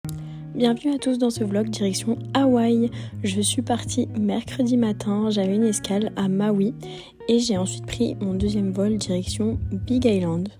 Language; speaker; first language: French; native; French